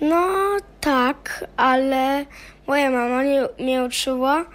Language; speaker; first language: Polish; early bilingual, heritage; German